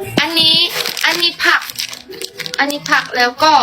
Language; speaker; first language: Thai; non-native, learner; Korean